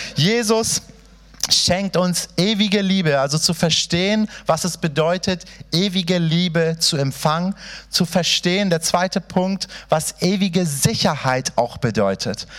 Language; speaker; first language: German; early bilingual, other home language; Persian